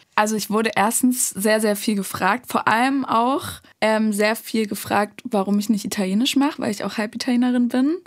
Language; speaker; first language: German; native; German